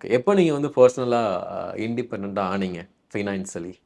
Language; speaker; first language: Tamil; native; Tamil